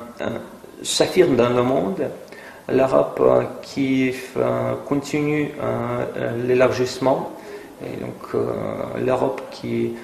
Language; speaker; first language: French; non-native, fluent; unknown